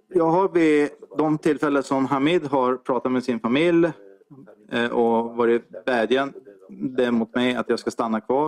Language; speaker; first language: Swedish; native; Swedish